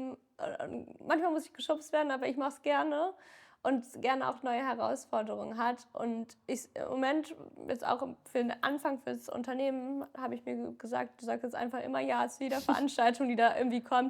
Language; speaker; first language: German; native; German